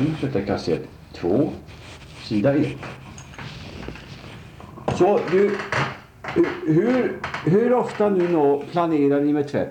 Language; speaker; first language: Swedish; native; Swedish